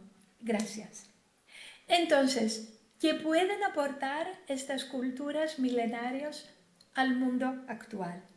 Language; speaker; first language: Spanish; non-native, fluent; Greek